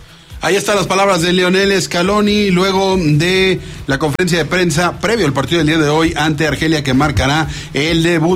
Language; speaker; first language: Spanish; native; Spanish